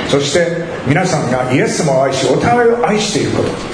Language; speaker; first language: Japanese; native; Japanese